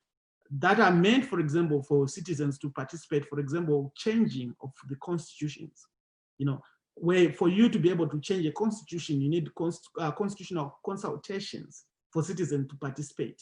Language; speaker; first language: English; non-native, local second language; Shona